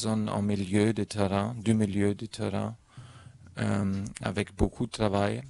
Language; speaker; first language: French; non-native, fluent; German